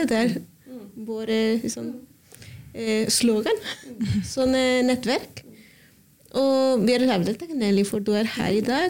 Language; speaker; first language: Norwegian; non-native, learner; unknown